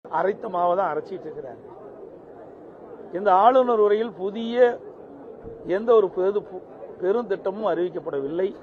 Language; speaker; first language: Tamil; native; Tamil